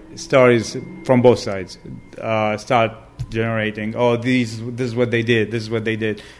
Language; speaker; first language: English; non-native, fluent; Arabic